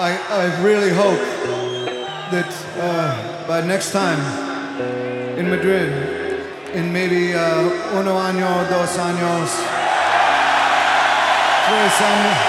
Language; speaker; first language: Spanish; non-native, learner; English